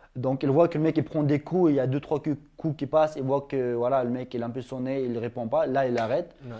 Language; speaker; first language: French; non-native, fluent; Ingush